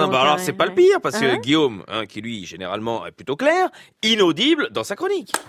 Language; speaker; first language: French; native; French